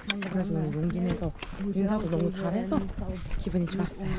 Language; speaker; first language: Korean; native; Korean